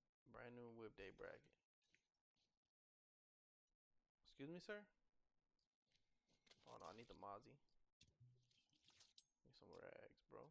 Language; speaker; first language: English; native; English